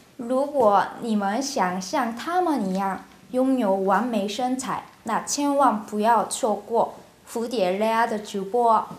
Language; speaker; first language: Chinese; non-native, fluent; Korean